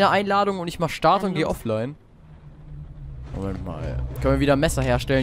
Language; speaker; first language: German; native; German